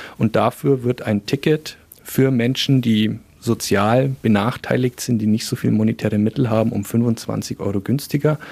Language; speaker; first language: German; native; German